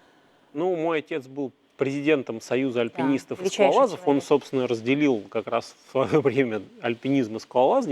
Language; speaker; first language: Russian; native; Russian